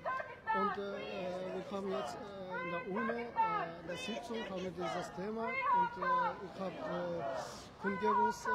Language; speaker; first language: German; non-native, learner; Uyghur